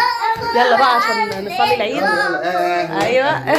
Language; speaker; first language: Arabic; native; Arabic